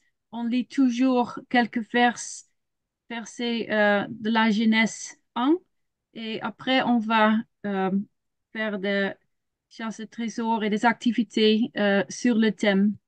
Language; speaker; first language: French; non-native, learner; Dutch